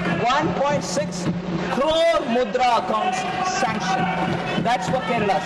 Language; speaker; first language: English; non-native, local second language; Tamil